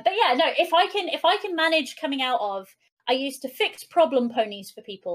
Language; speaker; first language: English; non-native, local second language; Welsh